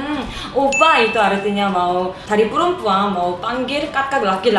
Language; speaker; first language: Indonesian; non-native, learner; Korean